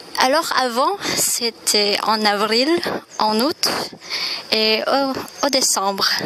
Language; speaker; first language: French; non-native, fluent; Indonesian